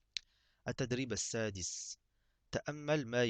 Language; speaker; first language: Arabic; non-native, fluent; French